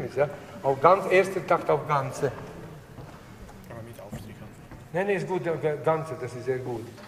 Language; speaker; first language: German; non-native, fluent; Latvian